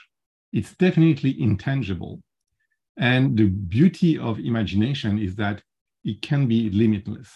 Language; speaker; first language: English; non-native, fluent; French